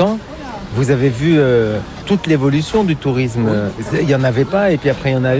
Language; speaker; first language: French; native; French